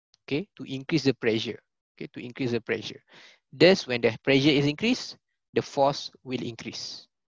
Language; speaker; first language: English; non-native, local second language; Malay